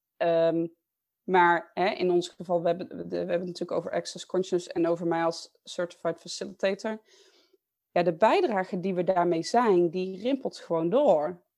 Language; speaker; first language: Dutch; native; Dutch